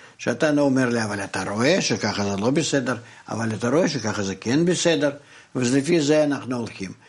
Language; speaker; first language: Hebrew; non-native, fluent; Russian